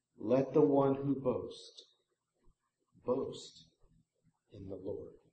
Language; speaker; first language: English; native; English